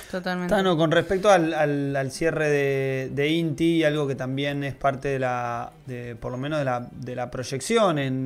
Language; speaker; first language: Spanish; native; Spanish